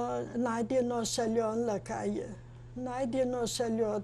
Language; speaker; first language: Spanish; non-native, fluent; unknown